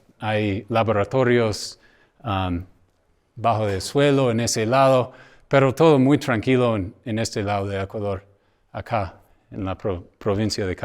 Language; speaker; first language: Spanish; non-native, fluent; English